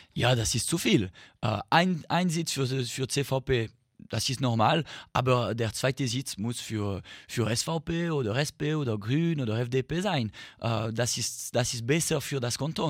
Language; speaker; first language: German; non-native, fluent; French